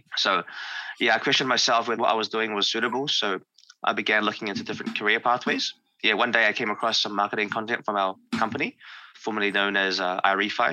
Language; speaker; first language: English; native; English